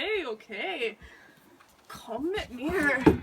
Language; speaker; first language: German; non-native, learner; English